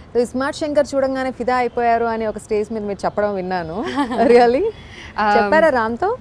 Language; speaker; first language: Telugu; native; Telugu